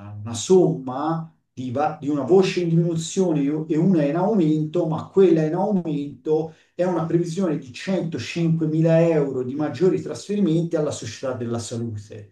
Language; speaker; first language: Italian; native; Italian